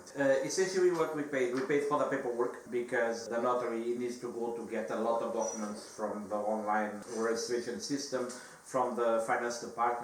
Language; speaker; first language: English; non-native, fluent; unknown